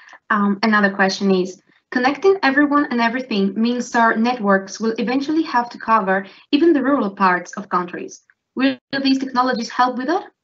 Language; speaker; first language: English; non-native, fluent; Greek